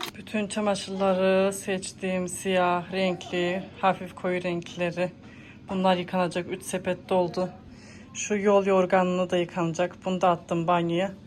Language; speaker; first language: Turkish; early bilingual, heritage; Turkish